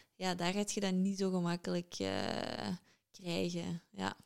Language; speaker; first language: Dutch; native; Dutch